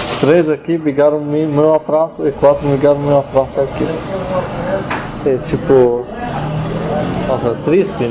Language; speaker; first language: Portuguese; non-native, fluent; Arabic